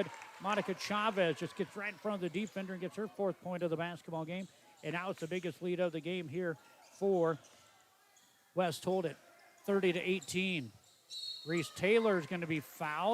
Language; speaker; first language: English; native; English